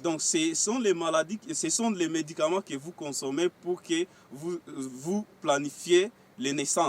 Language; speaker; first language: French; non-native, local second language; Swahili